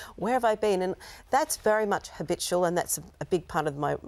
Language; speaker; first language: English; native; English